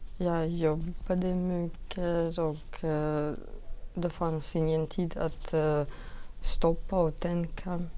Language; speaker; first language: Swedish; non-native, learner; Russian